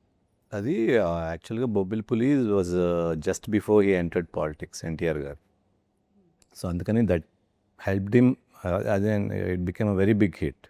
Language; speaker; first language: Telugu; native; Telugu